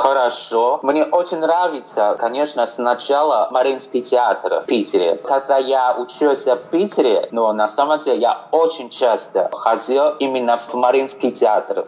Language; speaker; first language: Russian; non-native, fluent; Chinese